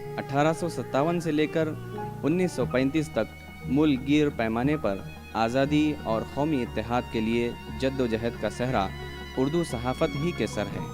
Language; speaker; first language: Urdu; native; Urdu